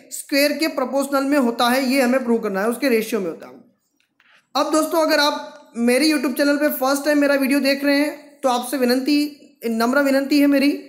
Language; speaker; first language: Hindi; non-native, local second language; Gujarati